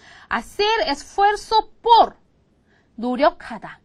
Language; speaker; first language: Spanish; non-native, fluent; Korean